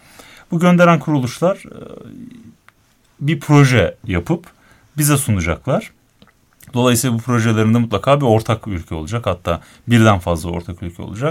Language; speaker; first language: Turkish; native; Turkish